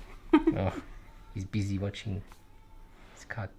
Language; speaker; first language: English; native; English